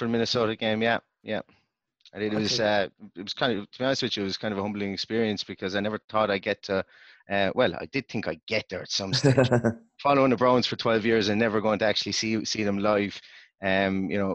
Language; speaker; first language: English; native; English